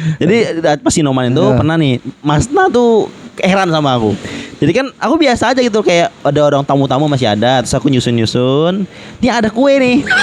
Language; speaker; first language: Indonesian; non-native, local second language; Malay